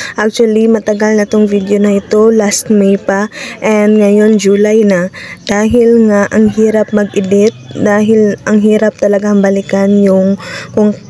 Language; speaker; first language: Filipino; non-native, local second language; Cebuano